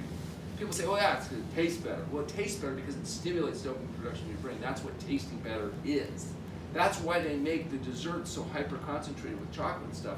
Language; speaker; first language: English; native; English